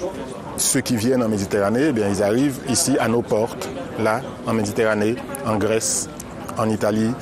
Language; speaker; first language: French; non-native, local second language; Haitian Creole